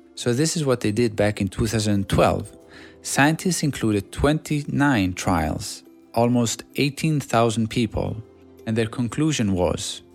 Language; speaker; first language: English; non-native, fluent; Swedish